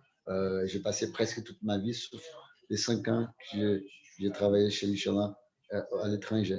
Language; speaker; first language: French; non-native, fluent; Portuguese